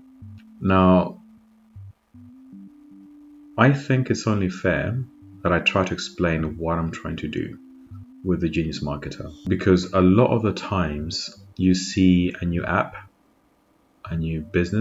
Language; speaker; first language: English; non-native, local second language; Shona